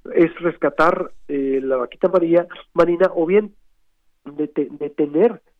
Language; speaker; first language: Spanish; native; Spanish